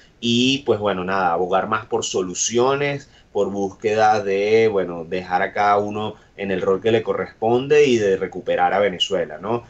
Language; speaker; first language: Spanish; native; Spanish